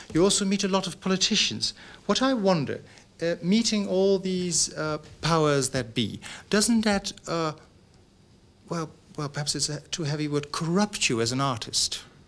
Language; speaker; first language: English; non-native, fluent; Dutch